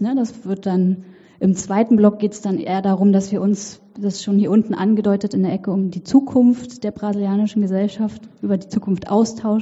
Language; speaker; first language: German; native; German